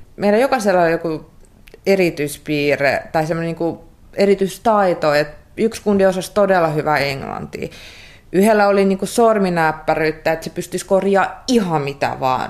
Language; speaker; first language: Finnish; early bilingual, other home language; Russian